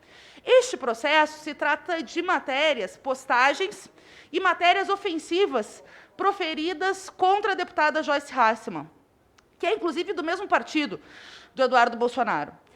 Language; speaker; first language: Portuguese; native; Portuguese